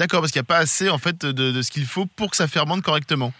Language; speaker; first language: French; native; French